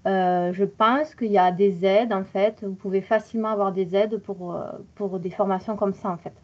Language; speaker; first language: French; native; French